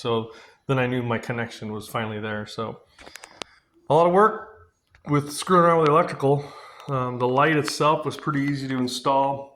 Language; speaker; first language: English; native; English